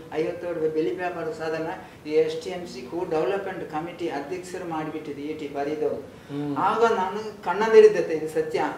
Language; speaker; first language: Kannada; non-native, local second language; Malayalam